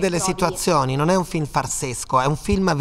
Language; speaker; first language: Italian; native; Italian